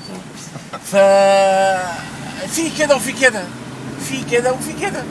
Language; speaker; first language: Arabic; native; Arabic